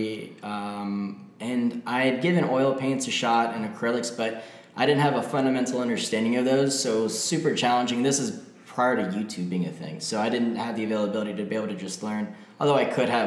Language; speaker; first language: English; native; English